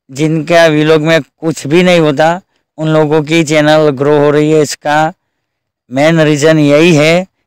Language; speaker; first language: Hindi; non-native, local second language; Gujarati